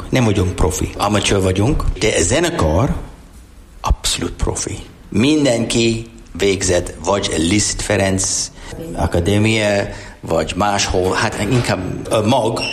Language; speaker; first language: Hungarian; non-native, learner; English